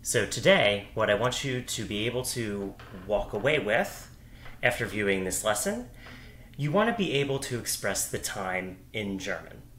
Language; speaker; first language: English; native; English